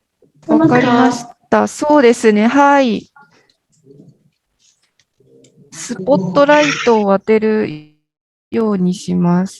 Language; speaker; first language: Japanese; native; Japanese